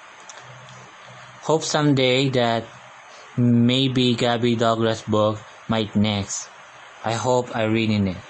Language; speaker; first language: English; non-native, local second language; Filipino